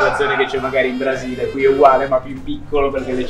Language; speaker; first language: Italian; native; Italian